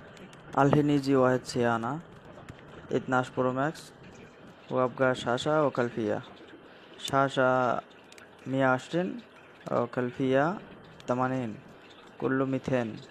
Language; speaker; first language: Arabic; non-native, learner; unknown